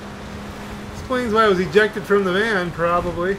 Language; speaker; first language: English; native; English